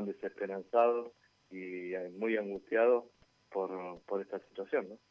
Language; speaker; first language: Spanish; native; Spanish